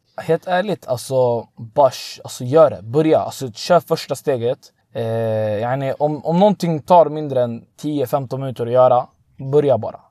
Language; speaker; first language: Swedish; early bilingual, other home language; Arabic